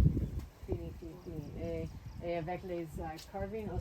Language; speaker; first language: French; non-native, learner; English